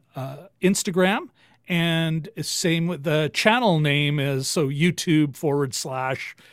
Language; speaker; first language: English; native; English